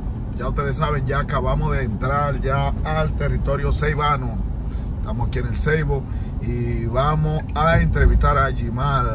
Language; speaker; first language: Spanish; native; Spanish